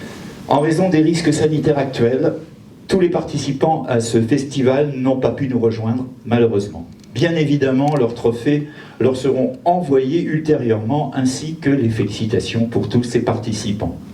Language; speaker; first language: French; native; French